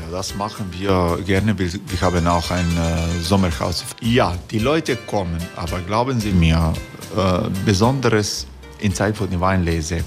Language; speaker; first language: German; non-native, fluent; Croatian